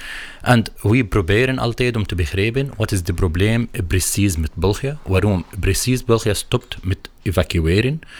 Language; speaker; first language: Dutch; non-native, learner; Arabic